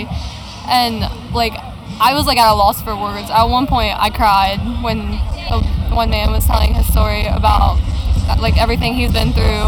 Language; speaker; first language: English; native; English